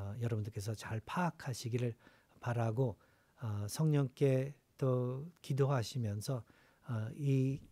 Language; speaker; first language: Korean; native; Korean